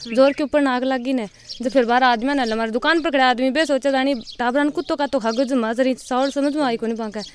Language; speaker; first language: Hindi; native; Hindi